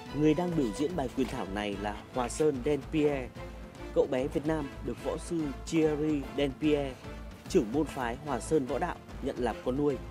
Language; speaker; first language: Vietnamese; native; Vietnamese